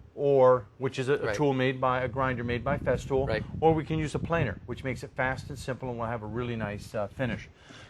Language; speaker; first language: English; native; English